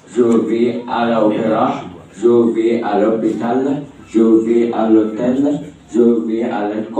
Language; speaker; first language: French; non-native, learner; Arabic